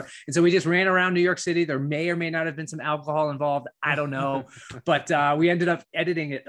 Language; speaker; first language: English; native; English